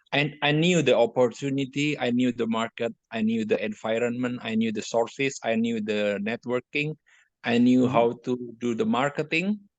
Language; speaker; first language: English; non-native, learner; Indonesian